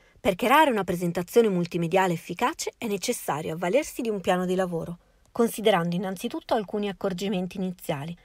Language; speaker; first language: Italian; native; Italian